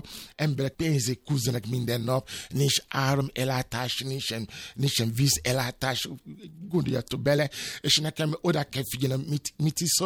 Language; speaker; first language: Hungarian; non-native, learner; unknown